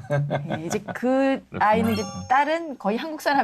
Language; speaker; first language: Korean; native; Korean